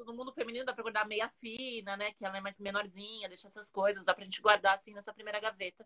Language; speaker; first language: Portuguese; native; Portuguese